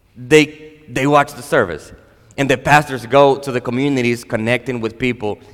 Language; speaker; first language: English; non-native, fluent; Spanish